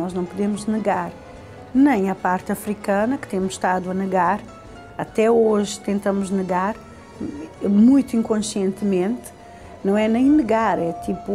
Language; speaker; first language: Portuguese; non-native, local second language; Kabuverdianu